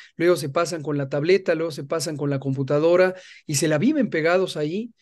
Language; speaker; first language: Spanish; native; Spanish